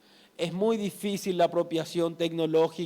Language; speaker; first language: Spanish; native; Spanish